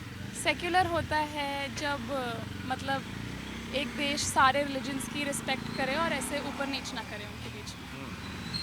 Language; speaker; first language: Hindi; native; Hindi